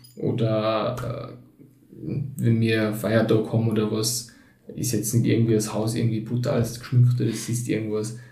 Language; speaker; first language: German; early bilingual, other home language; Turkish